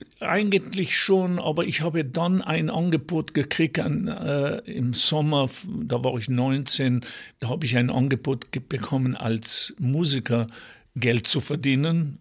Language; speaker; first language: German; non-native, local second language; Ladin